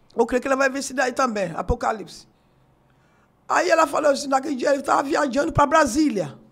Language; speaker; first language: Portuguese; non-native, fluent; Yoruba